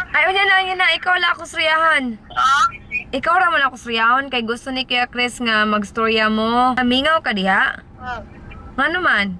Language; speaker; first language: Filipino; non-native, local second language; Cebuano